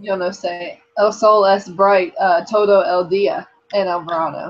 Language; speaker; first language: Spanish; non-native, learner; English